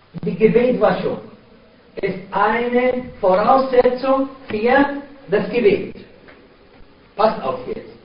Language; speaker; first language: German; non-native, fluent; Arabic